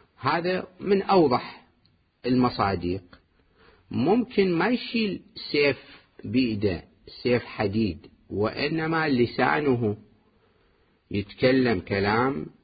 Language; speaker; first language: Arabic; native; Arabic